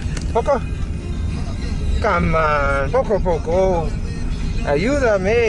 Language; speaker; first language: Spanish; non-native, learner; English